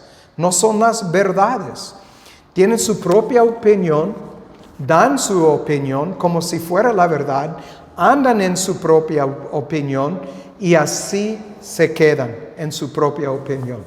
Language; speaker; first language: Spanish; non-native, fluent; English